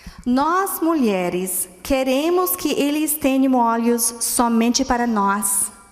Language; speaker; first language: Portuguese; non-native, fluent; English